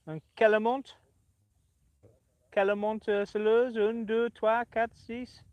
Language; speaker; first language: French; non-native, learner; English